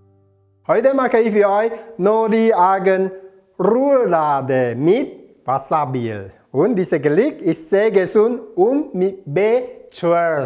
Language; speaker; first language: German; non-native, learner; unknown